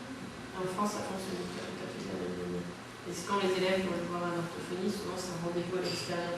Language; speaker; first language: French; native; French